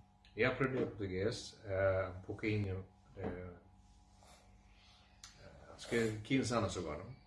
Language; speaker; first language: Portuguese; non-native, fluent; Swedish